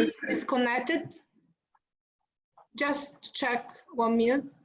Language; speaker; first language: English; non-native, learner; Italian